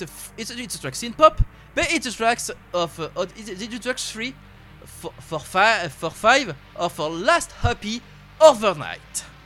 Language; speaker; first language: English; non-native, learner; French